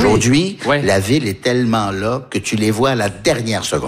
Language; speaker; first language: French; early bilingual, other home language; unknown